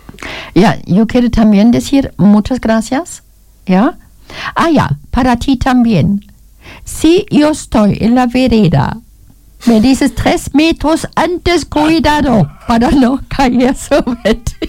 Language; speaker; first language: Spanish; non-native, learner; German